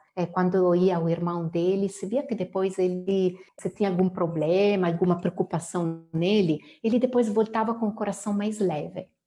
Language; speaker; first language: Portuguese; non-native, fluent; Italian